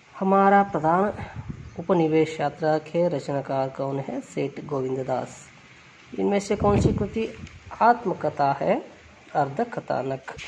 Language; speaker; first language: Hindi; non-native, local second language; Kannada